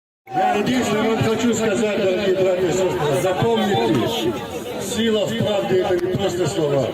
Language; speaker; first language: Russian; native; Russian